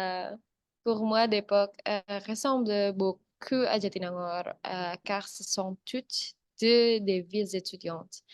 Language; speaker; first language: French; non-native, learner; Indonesian